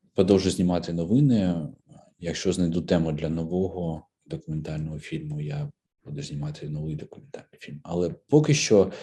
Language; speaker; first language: Ukrainian; native; Ukrainian